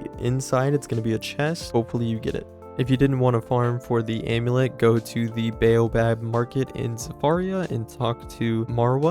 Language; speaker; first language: English; native; English